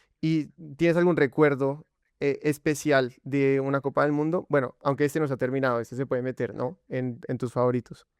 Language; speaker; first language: Spanish; native; Spanish